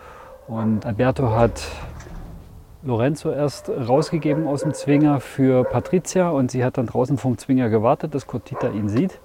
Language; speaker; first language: German; native; German